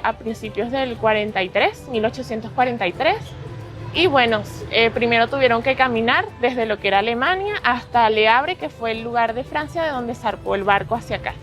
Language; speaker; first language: Spanish; native; Spanish